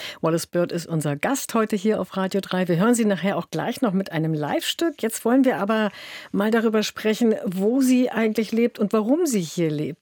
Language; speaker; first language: German; native; German